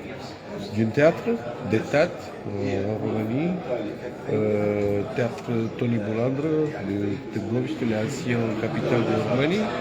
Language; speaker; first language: French; non-native, learner; Romanian